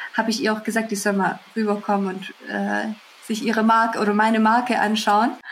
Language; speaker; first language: German; early bilingual, other home language; Russian